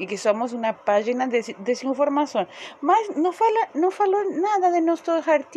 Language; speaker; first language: Portuguese; non-native, learner; Spanish